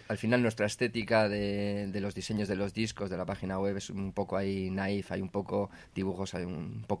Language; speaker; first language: Spanish; native; Spanish